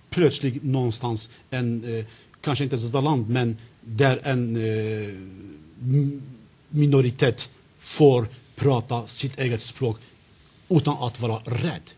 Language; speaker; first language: Swedish; non-native, fluent; Zaza